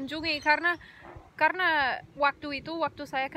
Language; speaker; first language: Indonesian; non-native, fluent; English